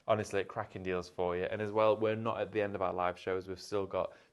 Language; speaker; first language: English; native; English